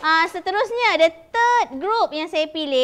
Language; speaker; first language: Malay; native; Malay